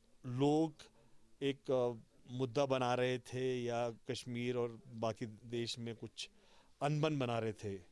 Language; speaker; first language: Hindi; native; Hindi